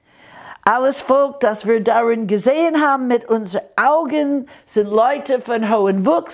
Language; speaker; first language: German; non-native, fluent; English